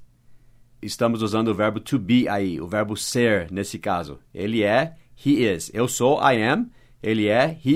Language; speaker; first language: Portuguese; non-native, fluent; English